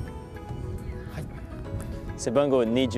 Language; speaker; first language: Japanese; non-native, learner; Portuguese